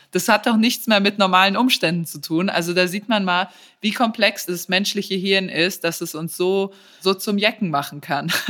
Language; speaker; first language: German; early bilingual, other home language; Serbian